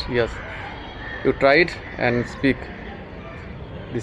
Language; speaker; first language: English; non-native, learner; Bangla